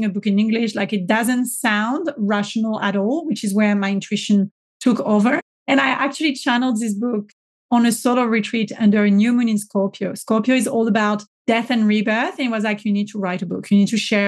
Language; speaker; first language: English; non-native, fluent; French